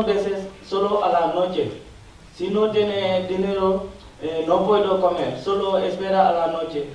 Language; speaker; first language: Spanish; non-native, learner; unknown